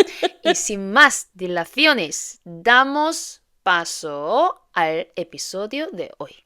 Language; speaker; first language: Spanish; non-native, fluent; Korean